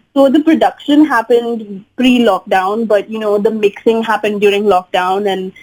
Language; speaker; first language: English; non-native, local second language; Hindi